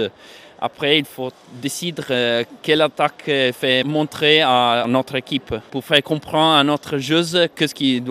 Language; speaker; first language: French; non-native, fluent; Italian